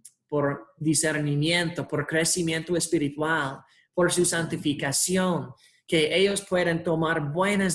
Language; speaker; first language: Spanish; non-native, fluent; English